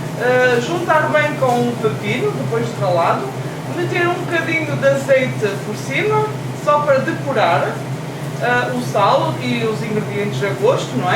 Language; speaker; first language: Portuguese; early bilingual, heritage; Portuguese